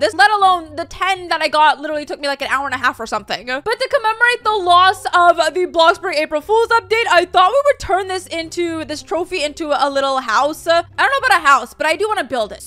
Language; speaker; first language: English; native; English